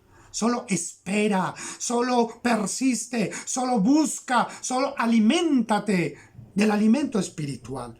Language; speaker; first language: Spanish; native; Spanish